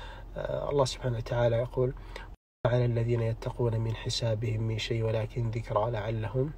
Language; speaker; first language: Arabic; native; Arabic